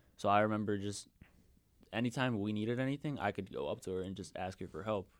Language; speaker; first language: English; early bilingual, other home language; Spanish